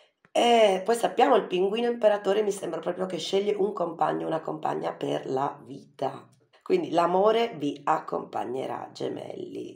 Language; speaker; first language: Italian; native; Italian